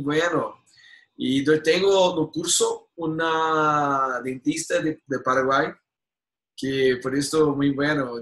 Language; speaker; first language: Spanish; non-native, learner; Portuguese